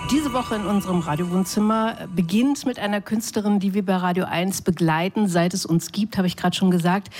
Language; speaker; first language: German; native; German